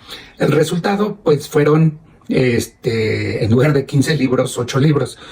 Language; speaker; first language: Spanish; native; Spanish